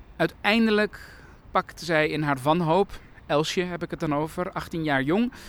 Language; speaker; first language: Dutch; early bilingual, other home language; Persian